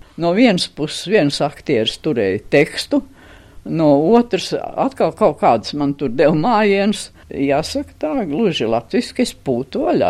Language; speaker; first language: Latvian; native; Latvian